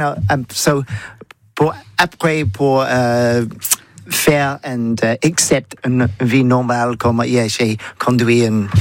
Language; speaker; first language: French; non-native, learner; English